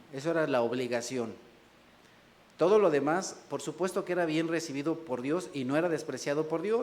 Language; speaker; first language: Spanish; native; Spanish